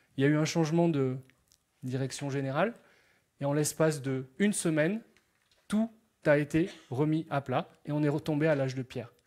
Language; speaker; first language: French; native; French